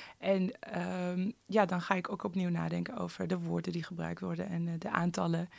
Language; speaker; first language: Dutch; early bilingual, other home language; Persian